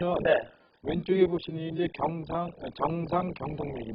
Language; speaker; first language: Korean; native; Korean